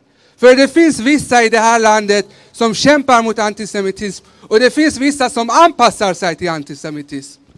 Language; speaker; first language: Swedish; early bilingual, other home language; Persian